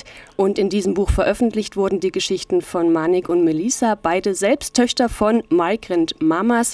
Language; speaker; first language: German; native; German